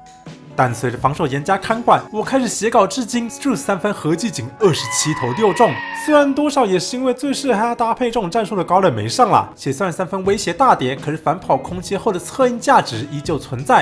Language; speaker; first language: Chinese; native; Chinese